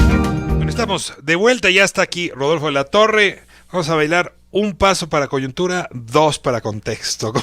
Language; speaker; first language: Spanish; native; Spanish